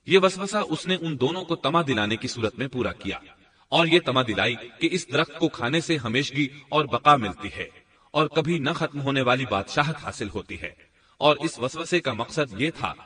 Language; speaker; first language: Urdu; native; Urdu